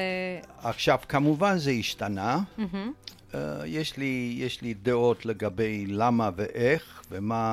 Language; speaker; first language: Hebrew; non-native, fluent; Romanian